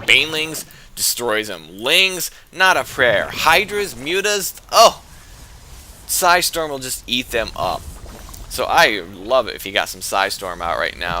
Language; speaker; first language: English; native; English